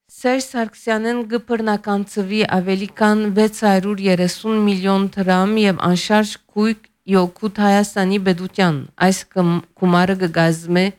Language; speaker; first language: Armenian; early bilingual, heritage; Armenian